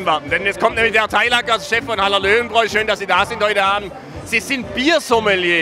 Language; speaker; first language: German; native; German